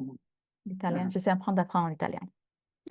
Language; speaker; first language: French; non-native, fluent; Thai